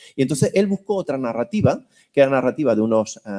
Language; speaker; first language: Spanish; native; Spanish